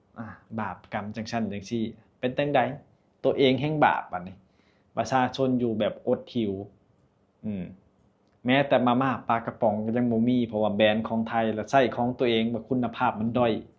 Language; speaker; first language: Thai; non-native, local second language; Lao